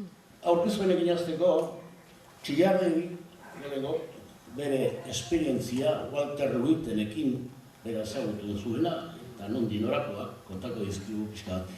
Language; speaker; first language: Basque; native; Basque